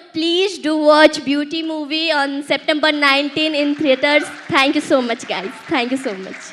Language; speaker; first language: Telugu; early bilingual, heritage; Telugu